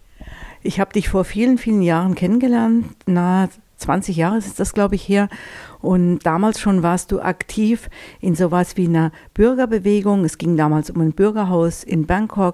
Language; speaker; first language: German; native; German